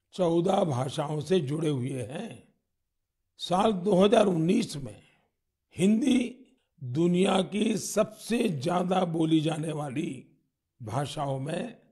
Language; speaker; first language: Hindi; non-native, local second language; Gujarati